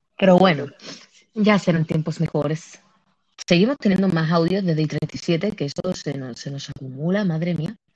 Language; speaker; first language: Spanish; native; Spanish